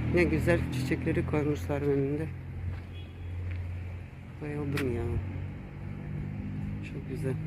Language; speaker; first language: Turkish; early bilingual, heritage; Turkish